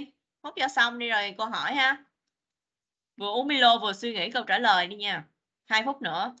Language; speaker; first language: Vietnamese; native; Vietnamese